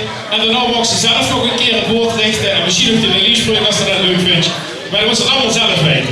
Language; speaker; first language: Dutch; native; Dutch